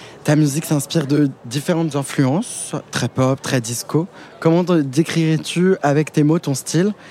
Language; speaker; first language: French; native; French